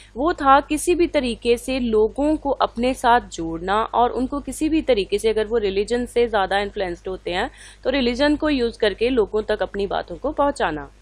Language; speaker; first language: Hindi; non-native, local second language; Punjabi